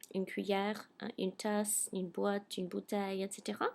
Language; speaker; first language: French; non-native, fluent; English